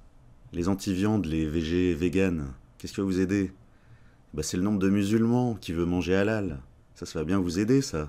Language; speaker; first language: French; native; French